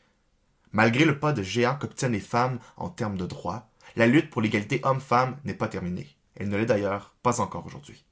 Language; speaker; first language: French; native; French